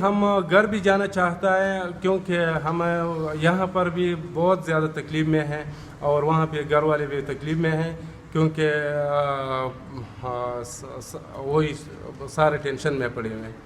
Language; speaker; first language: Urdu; non-native, local second language; Pashto